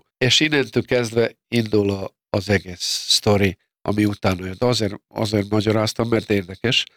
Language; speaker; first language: Hungarian; non-native, fluent; Serbian